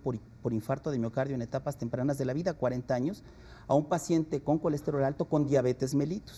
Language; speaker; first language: Spanish; native; Spanish